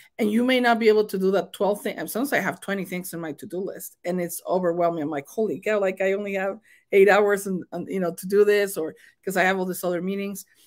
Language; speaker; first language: English; non-native, fluent; Spanish